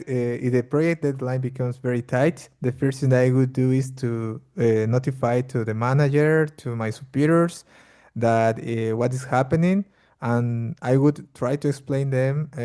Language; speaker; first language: English; non-native, fluent; Portuguese